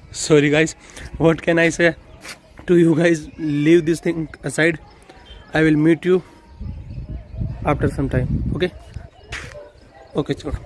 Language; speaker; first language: English; non-native, learner; Hindi